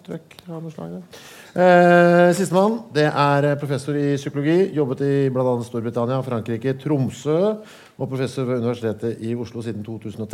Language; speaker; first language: Norwegian; native; Norwegian